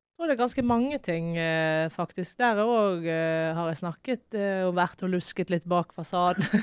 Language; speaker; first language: Norwegian; native; Norwegian